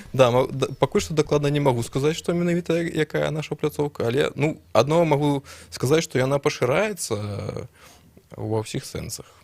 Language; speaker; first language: Belarusian; non-native, local second language; Russian